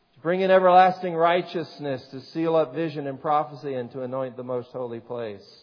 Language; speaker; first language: English; native; English